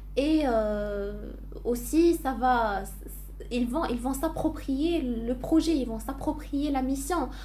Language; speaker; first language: French; non-native, local second language; Arabic